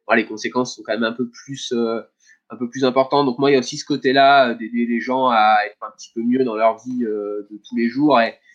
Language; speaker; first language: French; native; French